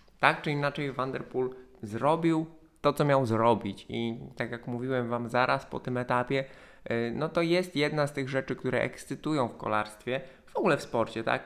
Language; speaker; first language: Polish; native; Polish